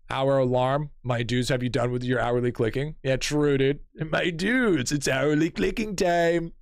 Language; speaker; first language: English; native; English